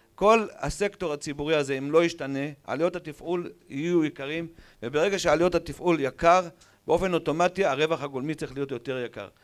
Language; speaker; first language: Hebrew; native; Hebrew